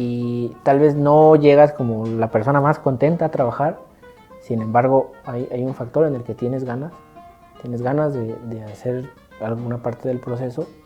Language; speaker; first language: Spanish; native; Spanish